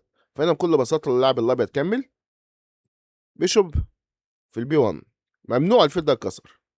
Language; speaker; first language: Arabic; native; Arabic